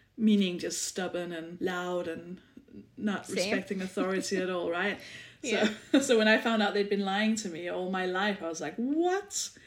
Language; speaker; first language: English; non-native, fluent; Danish